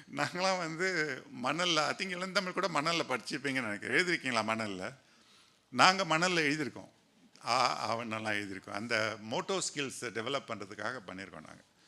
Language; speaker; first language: Tamil; native; Tamil